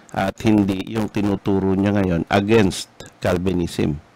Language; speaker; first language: Filipino; native; Filipino